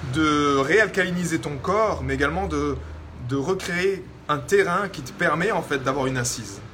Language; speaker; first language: French; native; French